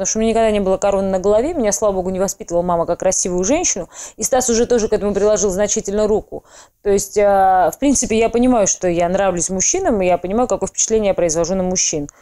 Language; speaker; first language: Russian; non-native, local second language; Georgian